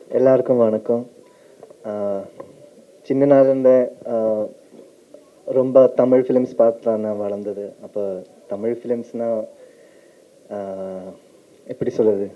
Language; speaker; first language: Tamil; non-native, learner; Malayalam